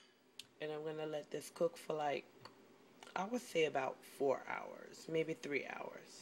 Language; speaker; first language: English; native; English